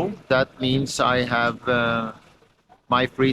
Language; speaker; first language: English; non-native, fluent; Norwegian